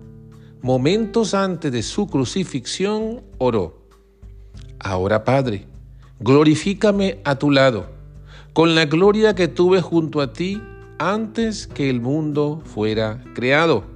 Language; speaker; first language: Spanish; native; Spanish